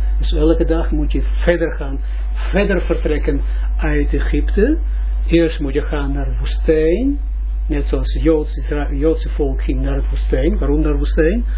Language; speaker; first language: Dutch; non-native, fluent; Russian